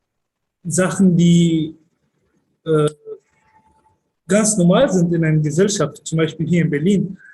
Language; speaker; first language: German; early bilingual, other home language; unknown